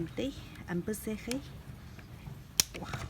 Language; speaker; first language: French; non-native, learner; Chinese